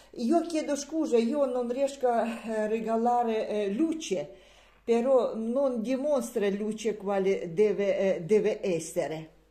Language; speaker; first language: Italian; non-native, learner; Russian